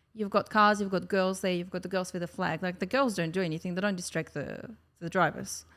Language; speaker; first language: English; non-native, fluent; Russian